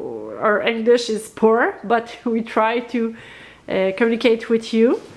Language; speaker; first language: English; non-native, learner; French